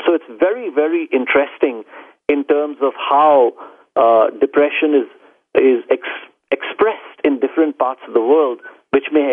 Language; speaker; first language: English; non-native, local second language; Hindi